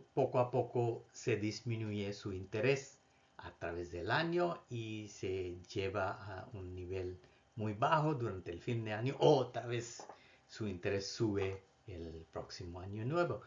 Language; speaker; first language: Spanish; non-native, fluent; Bangla